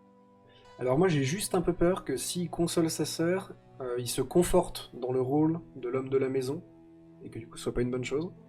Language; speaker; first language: French; native; French